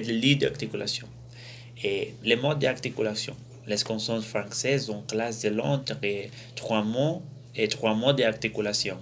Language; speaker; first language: French; non-native, learner; Spanish